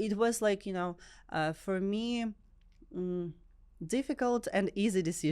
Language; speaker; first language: English; non-native, learner; Ukrainian